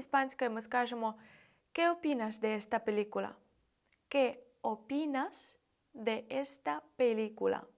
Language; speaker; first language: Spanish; non-native, fluent; Ukrainian